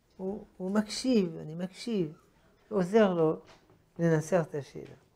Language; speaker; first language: Hebrew; non-native, fluent; French